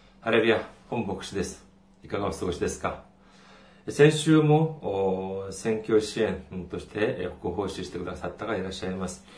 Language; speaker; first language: Japanese; non-native, fluent; Korean